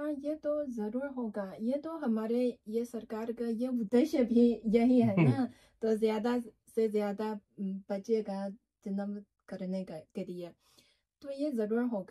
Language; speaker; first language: Hindi; non-native, learner; Chinese